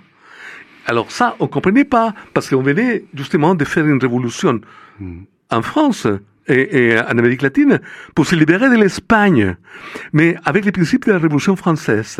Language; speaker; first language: French; non-native, fluent; Spanish